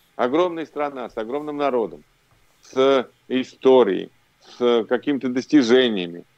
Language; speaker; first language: Russian; native; Russian